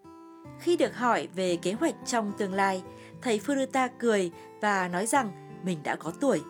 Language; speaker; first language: Vietnamese; native; Vietnamese